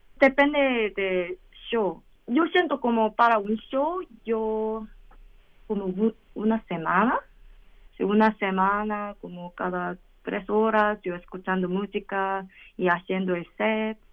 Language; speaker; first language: Spanish; non-native, learner; Korean